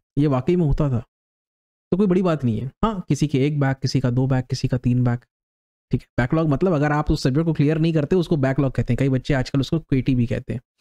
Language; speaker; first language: Hindi; native; Hindi